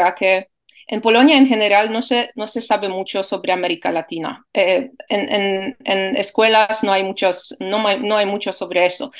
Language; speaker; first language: Spanish; non-native, fluent; Polish